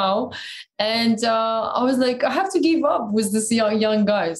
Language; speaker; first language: English; non-native, fluent; Russian